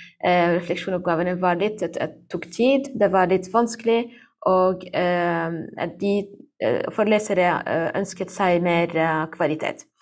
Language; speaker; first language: Norwegian; non-native, learner; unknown